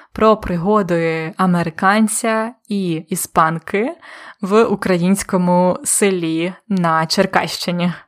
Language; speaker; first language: Ukrainian; native; Ukrainian